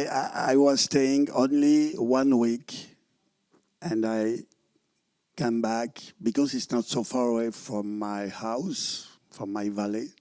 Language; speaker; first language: English; non-native, learner; French